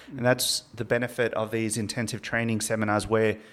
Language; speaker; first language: English; early bilingual, other home language; Spanish